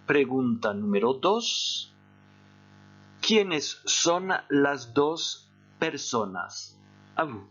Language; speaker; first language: Spanish; non-native, fluent; French